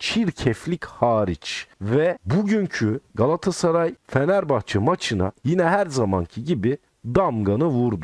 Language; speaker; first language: Turkish; native; Turkish